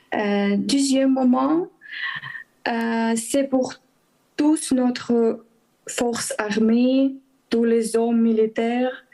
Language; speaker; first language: French; non-native, fluent; Ukrainian